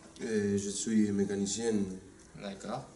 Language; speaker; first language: French; non-native, learner; Spanish